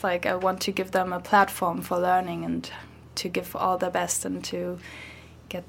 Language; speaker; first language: English; non-native, fluent; German